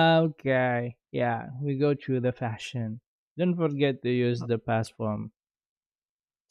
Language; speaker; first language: English; non-native, fluent; Indonesian